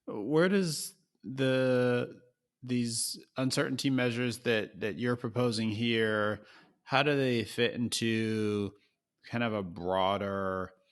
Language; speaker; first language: English; native; English